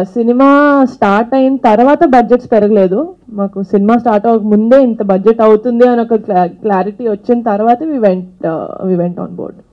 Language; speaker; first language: Telugu; native; Telugu